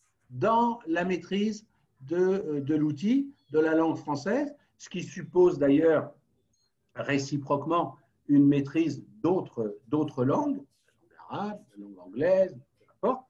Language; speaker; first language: French; native; French